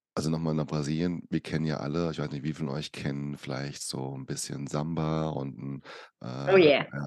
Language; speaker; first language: German; early bilingual, other home language; Portuguese